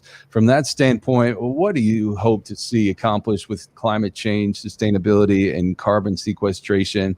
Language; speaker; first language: English; native; English